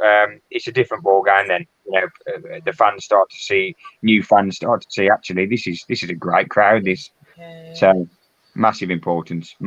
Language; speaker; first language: English; native; English